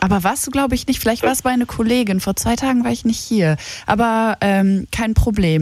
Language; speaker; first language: German; native; German